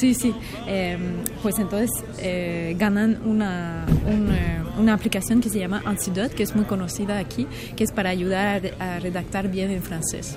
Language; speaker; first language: Spanish; non-native, fluent; French